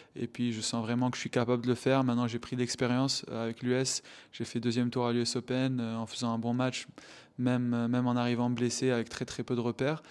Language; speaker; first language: French; non-native, local second language; Arabic